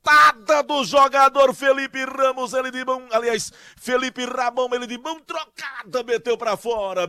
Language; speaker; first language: Portuguese; native; Portuguese